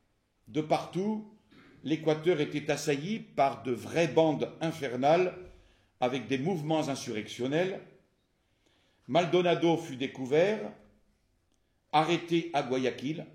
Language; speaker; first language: French; native; French